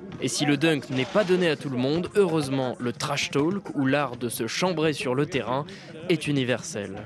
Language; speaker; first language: French; native; French